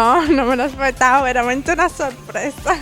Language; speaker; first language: Italian; non-native, learner; Spanish